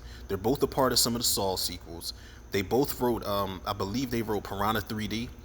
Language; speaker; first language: English; native; English